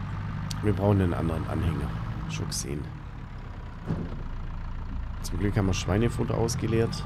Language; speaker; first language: German; native; German